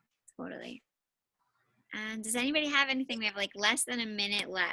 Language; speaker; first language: English; native; English